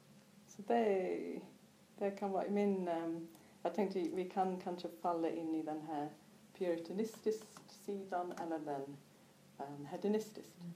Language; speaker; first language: Swedish; non-native, fluent; English